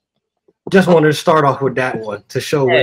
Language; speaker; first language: English; native; English